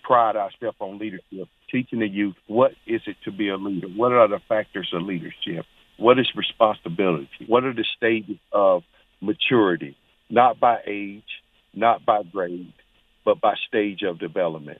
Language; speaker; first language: English; native; English